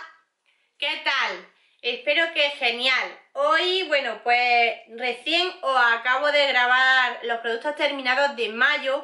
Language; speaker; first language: Spanish; native; Spanish